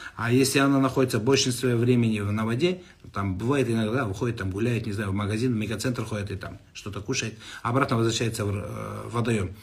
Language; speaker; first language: Russian; non-native, local second language; Kazakh